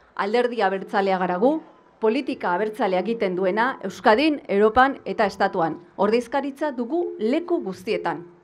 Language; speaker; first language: Basque; non-native, local second language; Spanish